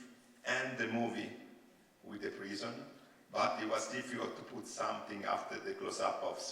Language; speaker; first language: English; non-native, learner; Italian